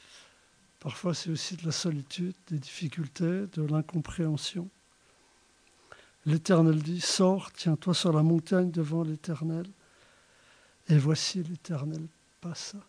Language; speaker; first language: French; native; French